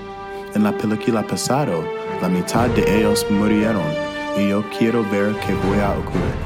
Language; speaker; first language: Spanish; non-native, learner; English